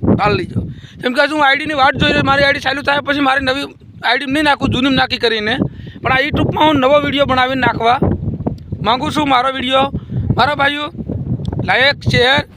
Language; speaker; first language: Gujarati; non-native, local second language; Bhili